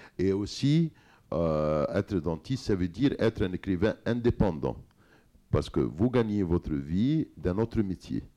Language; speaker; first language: French; non-native, fluent; Arabic